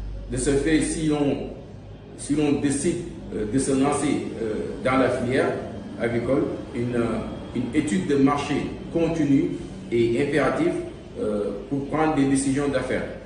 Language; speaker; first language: French; non-native, local second language; Wolof